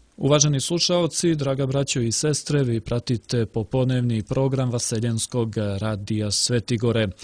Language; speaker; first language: Serbian; native; Serbian